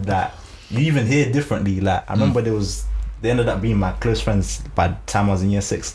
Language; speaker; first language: English; early bilingual, other home language; Shona